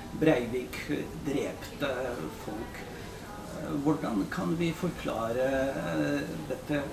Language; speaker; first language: Norwegian; non-native, fluent; Polish